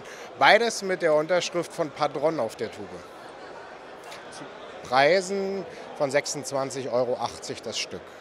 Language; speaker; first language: German; native; German